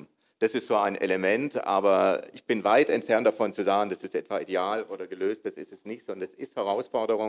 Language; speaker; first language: German; native; German